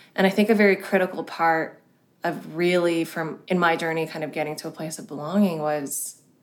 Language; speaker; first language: English; early bilingual, other home language; Cantonese